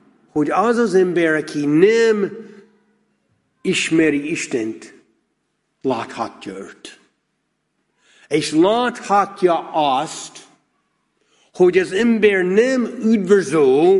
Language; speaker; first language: Hungarian; non-native, fluent; English